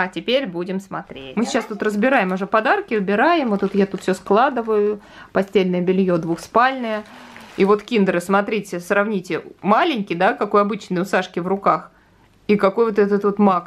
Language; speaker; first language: Russian; native; Russian